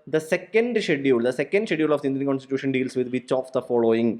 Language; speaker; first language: English; non-native, local second language; Malayalam